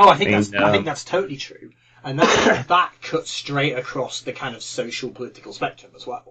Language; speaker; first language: English; native; English